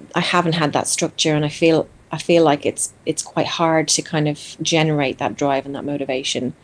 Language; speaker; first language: English; non-native, fluent; Greek